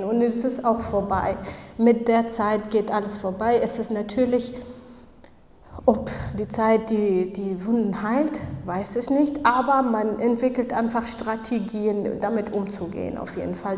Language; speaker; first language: German; non-native, fluent; Kurdish